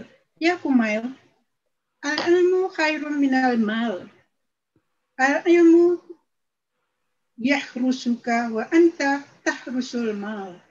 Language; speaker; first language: Arabic; non-native, learner; Indonesian